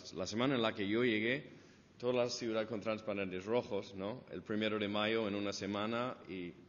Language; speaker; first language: Spanish; non-native, fluent; English